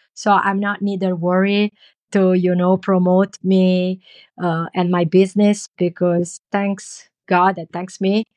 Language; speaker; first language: English; non-native, learner; Italian